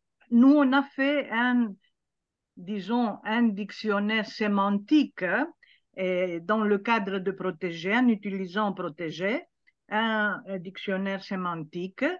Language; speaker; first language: French; non-native, fluent; Greek